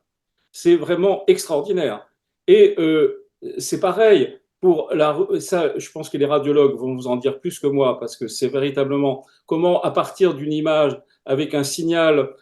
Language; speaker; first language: French; native; French